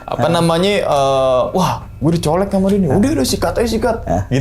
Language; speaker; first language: Indonesian; native; Indonesian